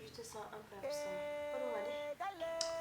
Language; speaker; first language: French; non-native, local second language; Fula